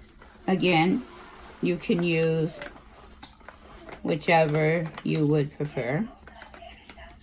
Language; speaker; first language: English; native; English